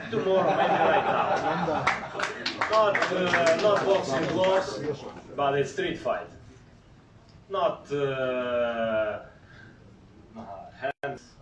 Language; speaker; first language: English; non-native, learner; Ukrainian